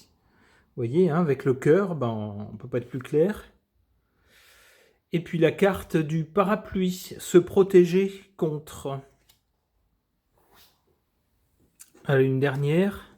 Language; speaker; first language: French; native; French